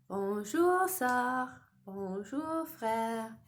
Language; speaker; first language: French; non-native, fluent; English